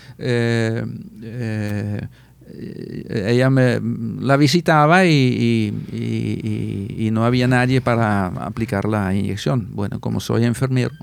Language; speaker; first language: Spanish; non-native, fluent; Dutch